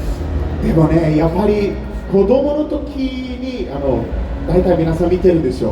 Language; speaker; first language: Japanese; non-native, fluent; Portuguese